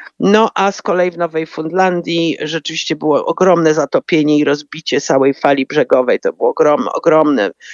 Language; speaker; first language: Polish; native; Polish